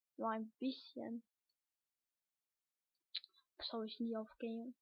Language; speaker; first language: German; early bilingual, other home language; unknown